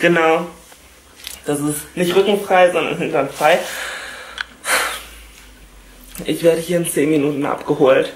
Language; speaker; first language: German; native; German